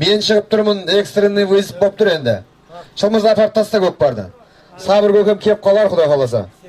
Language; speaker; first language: Kazakh; native; Kazakh